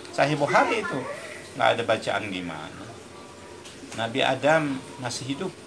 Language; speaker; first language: Indonesian; native; Indonesian